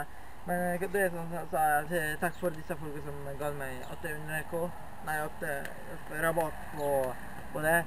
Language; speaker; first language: Swedish; non-native, learner; Norwegian